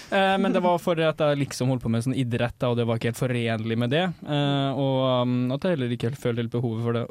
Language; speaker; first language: Norwegian; native; Norwegian